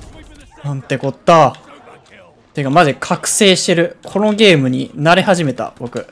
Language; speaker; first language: Japanese; native; Japanese